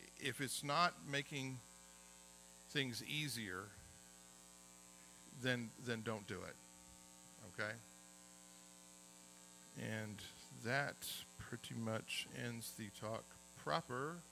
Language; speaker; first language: English; native; English